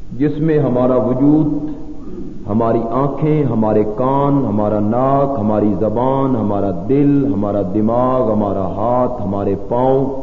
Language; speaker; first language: Urdu; non-native, local second language; Punjabi